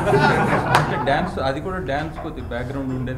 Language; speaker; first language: Telugu; native; Telugu